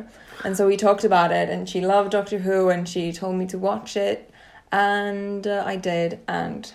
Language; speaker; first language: English; non-native, fluent; Swedish